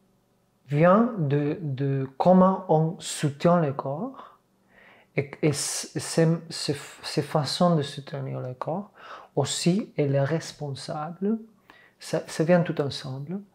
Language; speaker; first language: French; non-native, fluent; Catalan